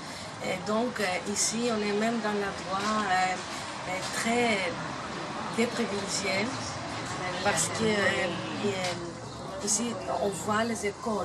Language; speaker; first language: French; non-native, fluent; Greek